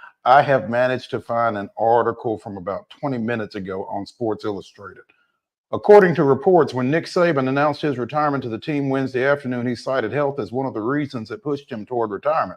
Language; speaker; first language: English; native; English